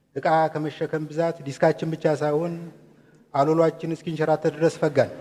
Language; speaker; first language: Amharic; native; Amharic